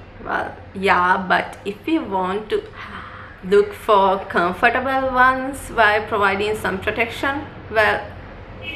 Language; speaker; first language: English; non-native, local second language; Sinhala